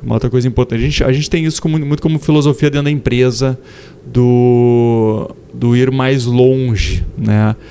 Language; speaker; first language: Portuguese; native; Portuguese